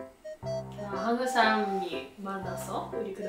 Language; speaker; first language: Korean; non-native, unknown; Japanese